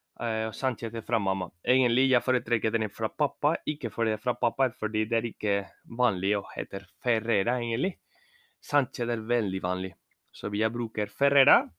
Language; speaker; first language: Norwegian; non-native, learner; Spanish